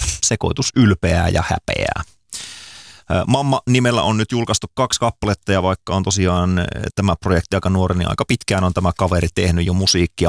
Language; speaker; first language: Finnish; native; Finnish